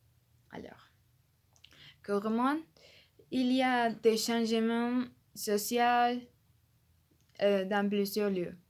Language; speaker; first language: French; non-native, learner; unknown